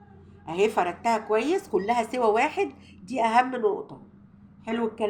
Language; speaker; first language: Arabic; native; Arabic